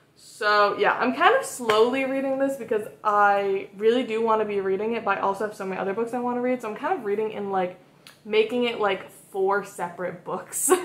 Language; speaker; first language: English; native; English